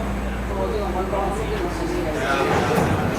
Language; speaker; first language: Chinese; native; Chinese